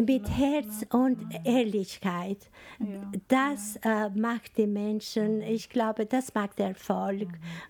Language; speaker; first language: German; non-native, learner; Albanian